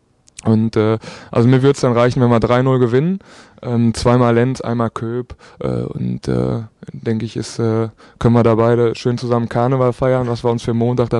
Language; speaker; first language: German; native; German